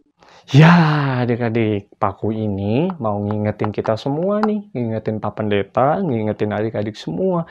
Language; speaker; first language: Indonesian; native; Indonesian